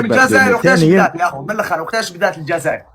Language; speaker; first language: Arabic; native; Arabic